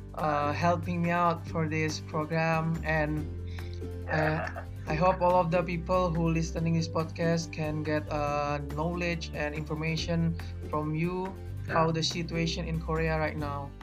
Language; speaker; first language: English; non-native, learner; Indonesian